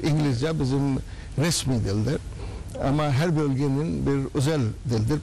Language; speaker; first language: Turkish; non-native, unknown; Urdu